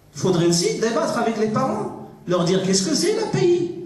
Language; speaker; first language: French; non-native, local second language; Arabic